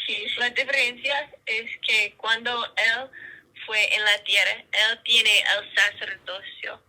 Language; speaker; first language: Spanish; non-native, learner; English